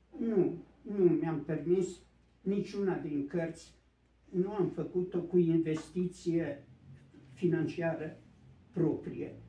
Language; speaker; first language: Romanian; native; Romanian